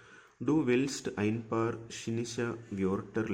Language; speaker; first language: German; non-native, fluent; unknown